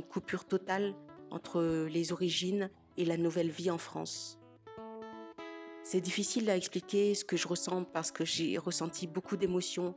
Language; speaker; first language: French; early bilingual, other home language; Malagasy